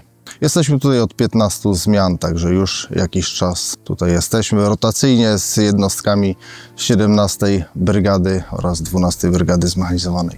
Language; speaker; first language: Polish; native; Polish